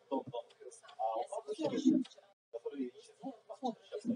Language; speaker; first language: Russian; native; Russian